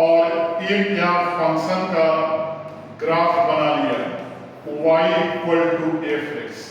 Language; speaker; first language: Hindi; native; Hindi